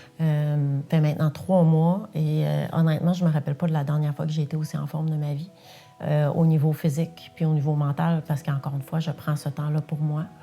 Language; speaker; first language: French; non-native, local second language; English